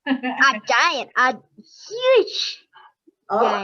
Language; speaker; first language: English; non-native, learner; Spanish